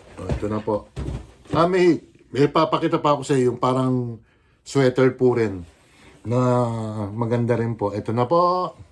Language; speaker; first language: Filipino; native; Filipino